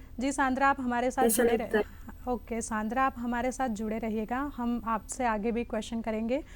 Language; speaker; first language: Hindi; non-native, local second language; Gujarati